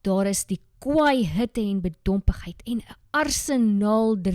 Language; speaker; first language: Afrikaans; native; Afrikaans